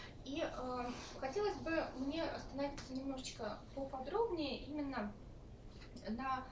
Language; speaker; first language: Russian; native; Russian